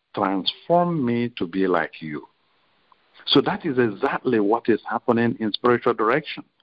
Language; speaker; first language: English; non-native, local second language; Igbo